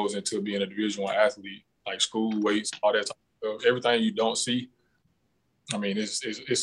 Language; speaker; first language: English; native; English